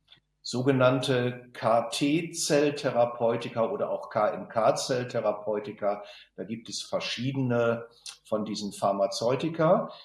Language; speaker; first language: German; native; German